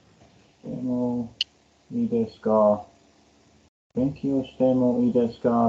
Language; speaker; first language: Japanese; non-native, learner; English